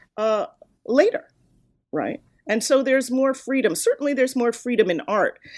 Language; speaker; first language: English; native; English